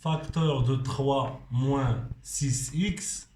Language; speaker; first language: French; non-native, local second language; Arabic